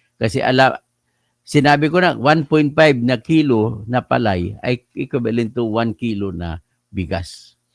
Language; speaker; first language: Filipino; non-native, local second language; Hiligaynon